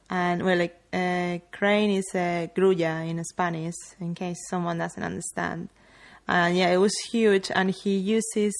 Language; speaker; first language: English; non-native, fluent; Spanish